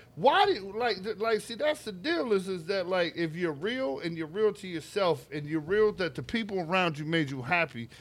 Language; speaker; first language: English; native; English